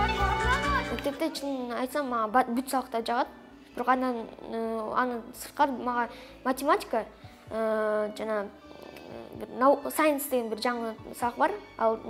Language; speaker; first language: Kyrgyz; non-native, local second language; Russian